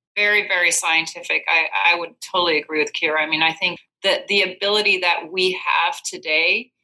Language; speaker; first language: English; non-native, fluent; Dutch